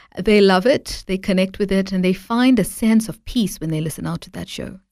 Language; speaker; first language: English; native; English